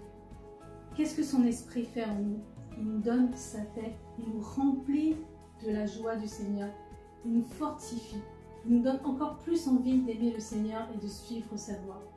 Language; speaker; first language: French; native; French